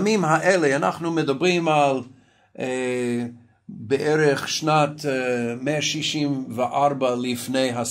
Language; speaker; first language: Hebrew; non-native, fluent; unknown